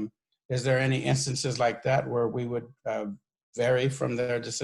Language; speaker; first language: English; native; English